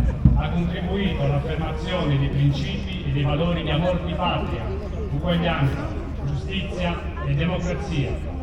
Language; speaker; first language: Italian; native; Italian